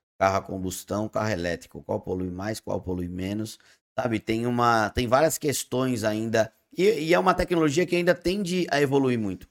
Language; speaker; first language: Portuguese; native; Portuguese